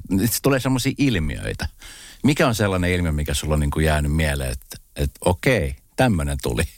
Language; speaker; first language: Finnish; native; Finnish